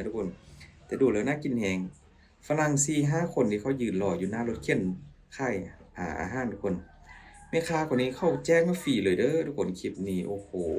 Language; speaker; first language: Thai; non-native, local second language; Northeastern Thai